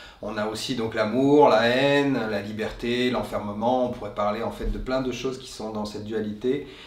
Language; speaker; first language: French; native; French